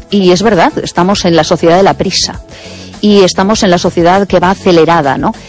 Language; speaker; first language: Spanish; native; Spanish